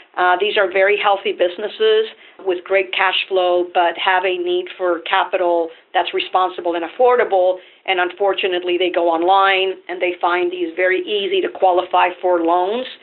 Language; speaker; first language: English; non-native, fluent; Spanish